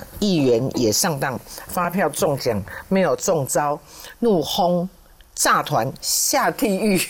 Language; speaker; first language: Chinese; native; Chinese